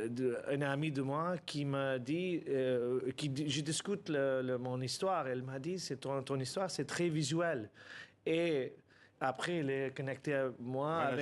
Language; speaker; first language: French; non-native, learner; Urdu